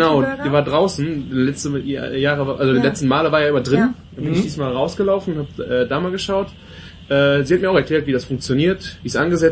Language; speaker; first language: German; native; German